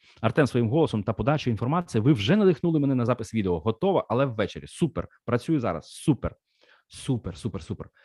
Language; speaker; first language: Ukrainian; non-native, local second language; Russian